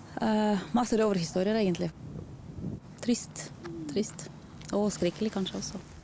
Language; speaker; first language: Norwegian; non-native, fluent; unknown